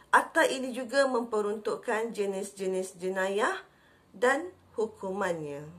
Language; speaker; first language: Malay; native; Malay